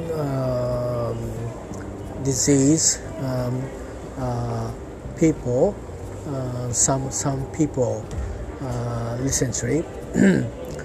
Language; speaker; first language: English; non-native, learner; Japanese